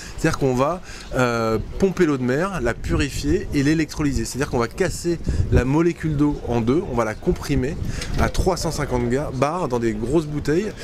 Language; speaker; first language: French; native; French